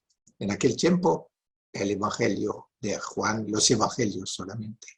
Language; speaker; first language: Spanish; non-native, fluent; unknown